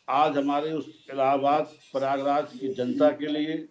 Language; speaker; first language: Hindi; native; Hindi